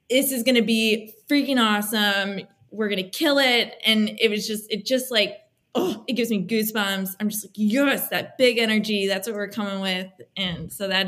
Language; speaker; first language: English; native; English